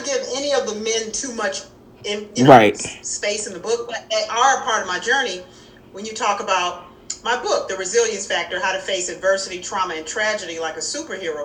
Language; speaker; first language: English; native; English